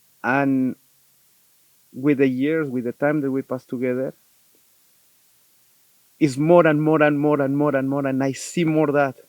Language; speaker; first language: English; non-native, learner; Spanish